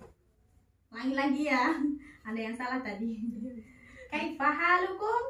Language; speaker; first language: Indonesian; native; Indonesian